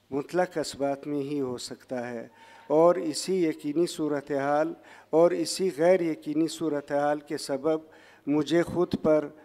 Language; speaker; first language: Urdu; non-native, local second language; Pashto